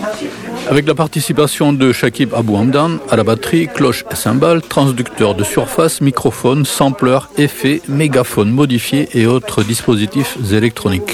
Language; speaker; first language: French; native; French